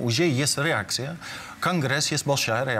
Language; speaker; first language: Russian; non-native, fluent; English